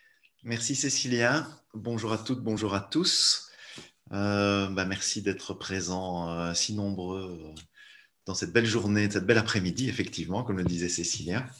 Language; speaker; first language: French; native; French